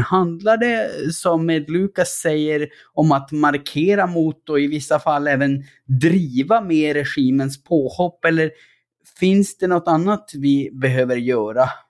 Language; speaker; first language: Swedish; native; Swedish